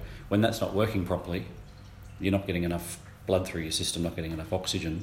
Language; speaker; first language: English; native; English